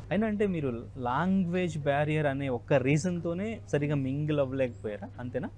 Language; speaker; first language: Telugu; native; Telugu